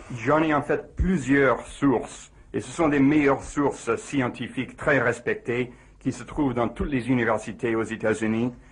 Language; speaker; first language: French; non-native, fluent; English